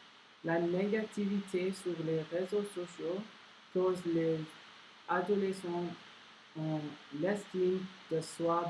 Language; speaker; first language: French; non-native, learner; English